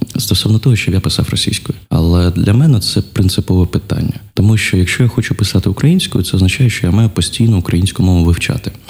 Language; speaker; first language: Ukrainian; non-native, local second language; Russian